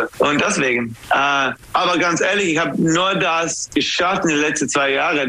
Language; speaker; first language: German; non-native, learner; English